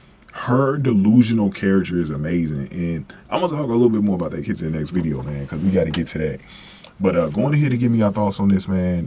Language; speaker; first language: English; native; English